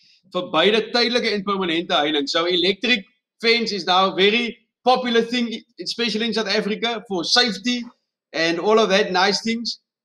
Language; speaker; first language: English; non-native, local second language; Afrikaans